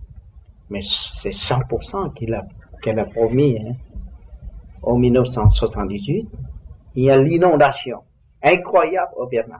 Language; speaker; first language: French; non-native, learner; Vietnamese